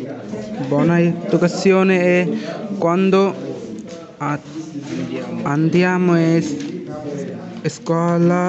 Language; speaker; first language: Italian; non-native, learner; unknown